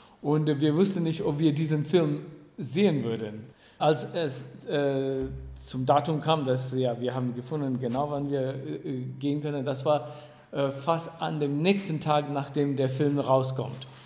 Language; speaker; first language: German; non-native, fluent; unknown